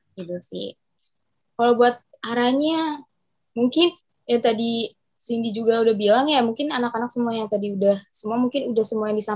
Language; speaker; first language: Indonesian; native; Indonesian